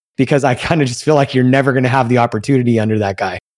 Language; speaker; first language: English; early bilingual, other home language; Spanish